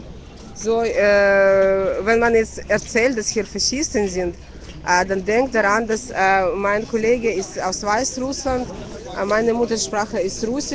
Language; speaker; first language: German; non-native, fluent; Russian